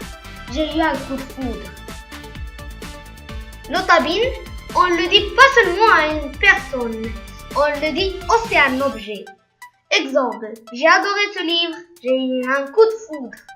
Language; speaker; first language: French; non-native, local second language; Arabic